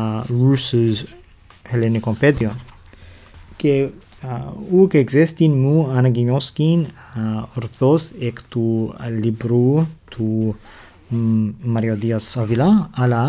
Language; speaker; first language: Greek; non-native, learner; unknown